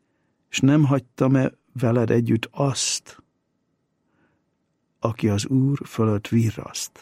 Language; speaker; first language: Hungarian; native; Hungarian